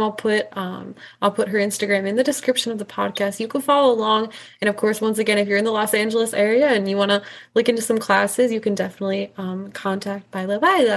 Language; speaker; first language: English; native; English